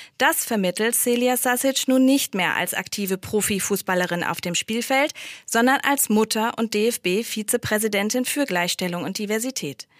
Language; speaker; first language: German; native; German